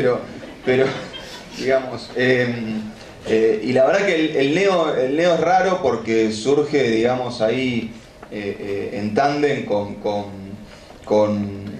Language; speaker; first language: Spanish; native; Spanish